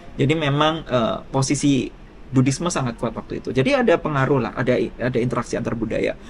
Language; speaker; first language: Indonesian; native; Indonesian